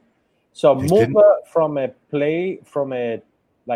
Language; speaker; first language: English; non-native, fluent; Italian